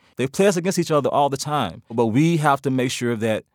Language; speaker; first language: English; native; English